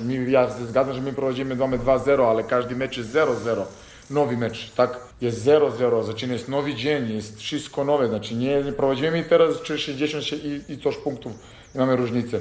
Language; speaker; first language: Polish; non-native, fluent; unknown